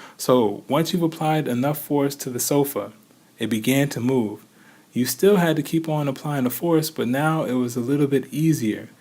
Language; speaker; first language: English; native; English